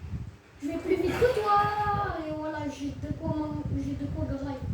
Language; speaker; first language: French; native; French